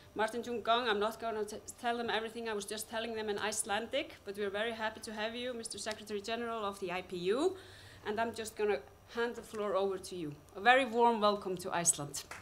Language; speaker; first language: English; non-native, fluent; Icelandic